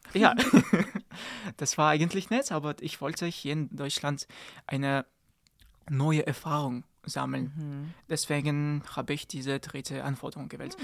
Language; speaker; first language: German; non-native, learner; Kazakh